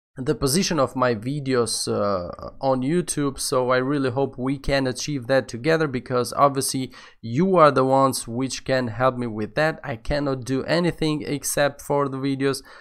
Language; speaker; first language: English; non-native, fluent; Albanian